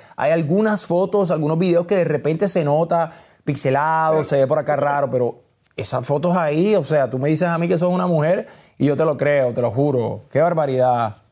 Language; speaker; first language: Spanish; native; Spanish